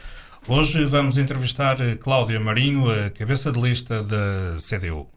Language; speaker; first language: Portuguese; native; Portuguese